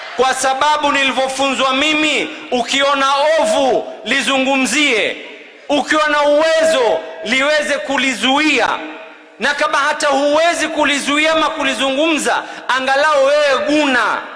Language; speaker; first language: Swahili; native; Swahili